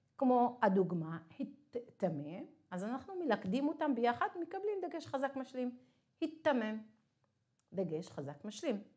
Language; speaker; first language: Hebrew; non-native, local second language; Arabic